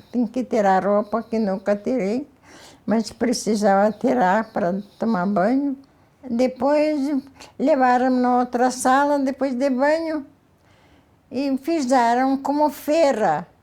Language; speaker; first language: Portuguese; early bilingual, other home language; Ukrainian